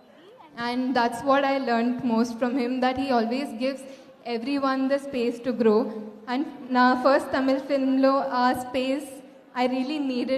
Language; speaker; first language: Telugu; non-native, fluent; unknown